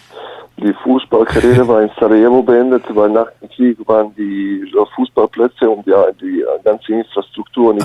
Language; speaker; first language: German; early bilingual, other home language; Bosnian